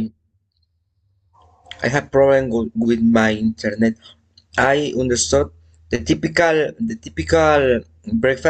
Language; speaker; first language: English; non-native, learner; Spanish